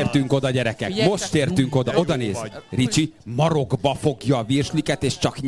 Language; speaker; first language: Hungarian; native; Hungarian